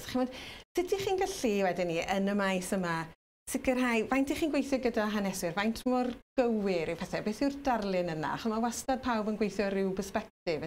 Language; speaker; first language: Welsh; native; Welsh